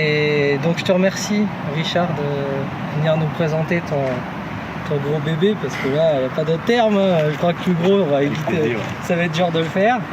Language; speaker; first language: French; native; French